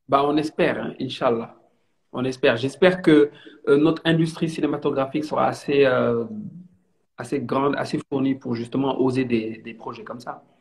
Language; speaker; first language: French; non-native, local second language; Wolof